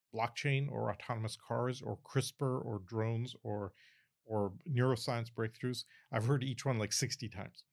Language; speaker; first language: English; early bilingual, other home language; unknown